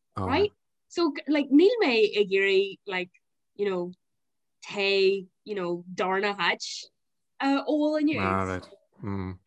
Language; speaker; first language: Irish; non-native, local second language; English